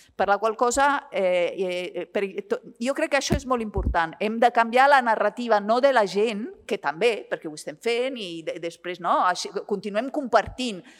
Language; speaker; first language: Catalan; non-native, fluent; Italian